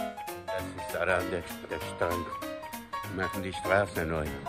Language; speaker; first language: German; non-native, fluent; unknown